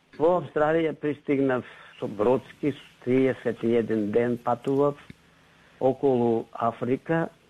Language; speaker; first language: Macedonian; native; Macedonian